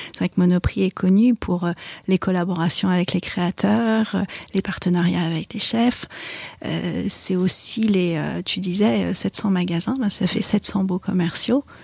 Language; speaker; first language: French; early bilingual, other home language; Chinese